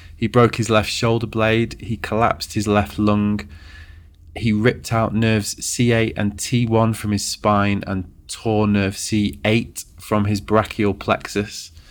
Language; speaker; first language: English; native; English